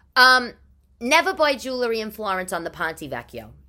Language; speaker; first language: English; early bilingual, other home language; Italian